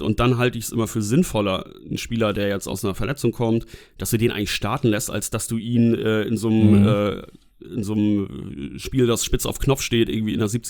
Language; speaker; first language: German; native; German